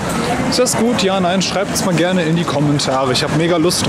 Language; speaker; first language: German; native; German